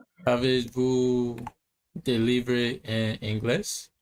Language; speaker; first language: French; non-native, learner; English